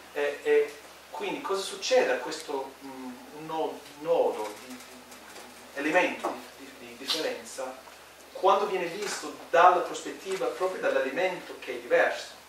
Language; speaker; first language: Italian; non-native, fluent; English